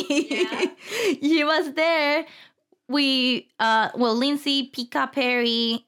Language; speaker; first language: English; non-native, fluent; Spanish